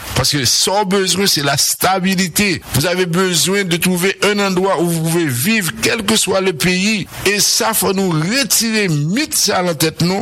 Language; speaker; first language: French; non-native, local second language; Haitian Creole